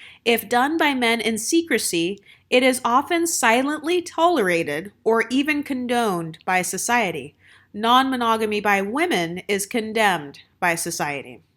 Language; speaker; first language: English; native; English